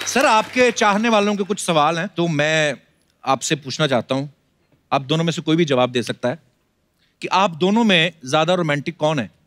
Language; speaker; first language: Hindi; native; Hindi